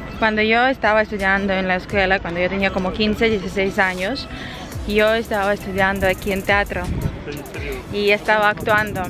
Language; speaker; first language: Spanish; non-native, fluent; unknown